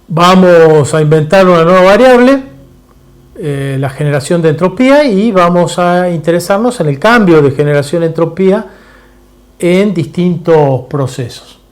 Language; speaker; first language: Spanish; native; Spanish